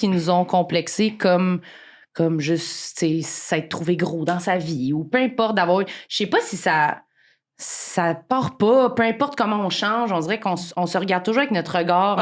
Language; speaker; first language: French; native; French